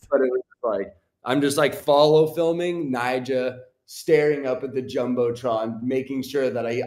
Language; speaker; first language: English; native; English